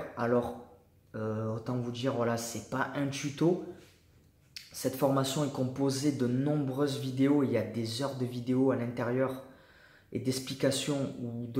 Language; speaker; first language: French; native; French